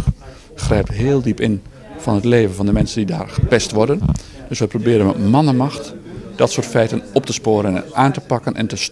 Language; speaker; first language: Dutch; native; Dutch